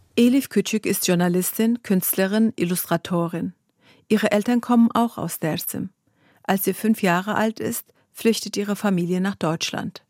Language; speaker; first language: German; early bilingual, other home language; Kurdish